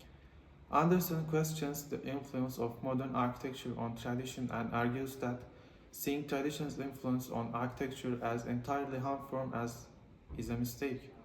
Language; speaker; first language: English; non-native, learner; Turkish